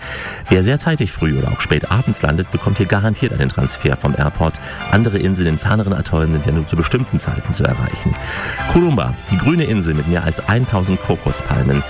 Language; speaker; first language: German; native; German